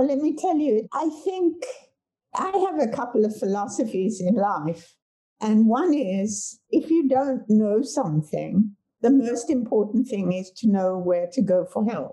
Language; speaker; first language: English; native; English